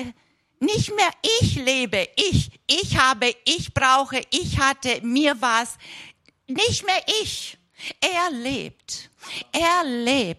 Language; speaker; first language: German; non-native, fluent; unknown